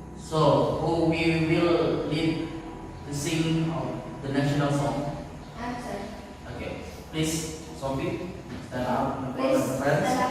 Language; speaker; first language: English; non-native, learner; Indonesian